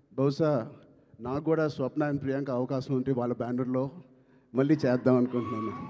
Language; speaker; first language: Telugu; native; Telugu